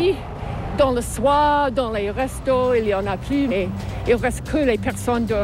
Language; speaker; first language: French; non-native, learner; English